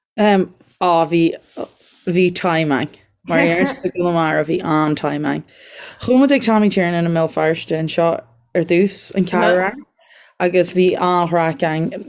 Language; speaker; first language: Irish; native; Irish